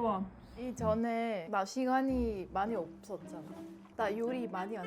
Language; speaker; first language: Korean; non-native, learner; Dutch